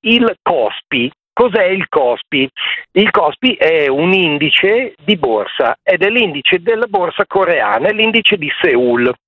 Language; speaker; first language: Italian; native; Italian